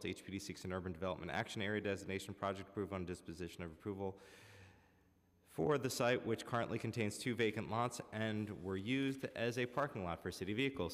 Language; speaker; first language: English; native; English